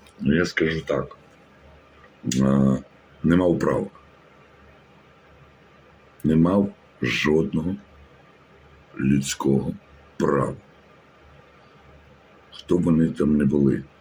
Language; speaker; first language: Ukrainian; native; Ukrainian